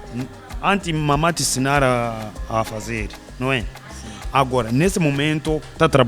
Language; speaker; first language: Portuguese; non-native, learner; Kinyarwanda